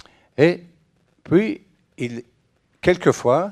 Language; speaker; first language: French; non-native, fluent; English